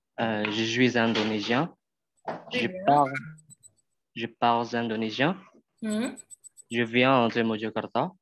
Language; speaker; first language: French; non-native, learner; Indonesian